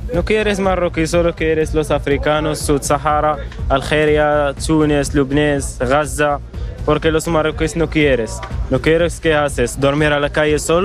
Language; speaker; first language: Spanish; non-native, learner; Arabic